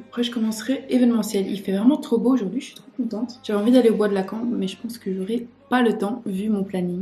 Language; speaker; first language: French; native; French